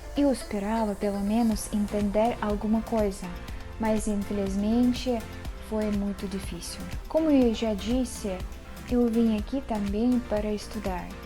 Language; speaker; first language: Portuguese; non-native, learner; Russian